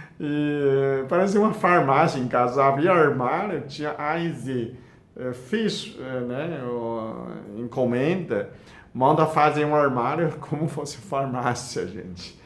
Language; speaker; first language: Portuguese; non-native, fluent; Chinese